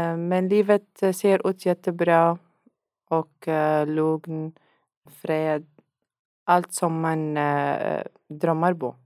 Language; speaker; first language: Swedish; non-native, learner; Arabic